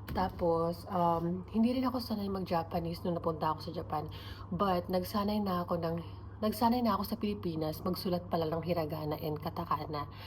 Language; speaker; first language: Filipino; native; Filipino